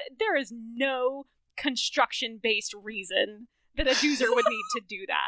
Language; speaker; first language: English; native; English